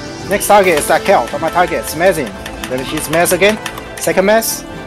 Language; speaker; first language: English; non-native, learner; Japanese